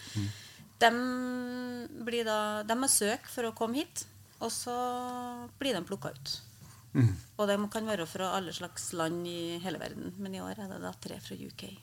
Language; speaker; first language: Norwegian; native; Norwegian